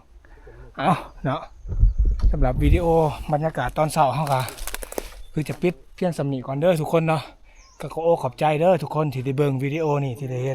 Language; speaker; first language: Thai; non-native, local second language; Lao